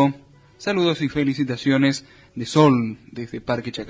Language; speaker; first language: Spanish; native; Spanish